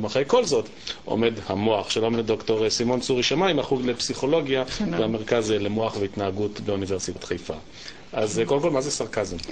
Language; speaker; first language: Hebrew; native; Hebrew